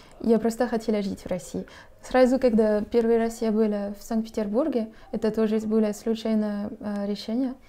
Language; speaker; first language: Russian; non-native, fluent; French